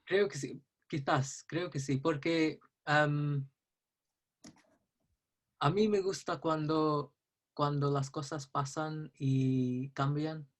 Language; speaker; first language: Spanish; non-native, learner; English